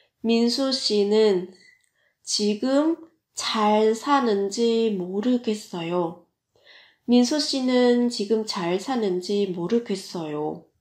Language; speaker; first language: Korean; non-native, fluent; Vietnamese